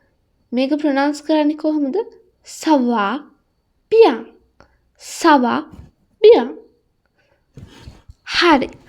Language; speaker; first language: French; non-native, learner; Sinhala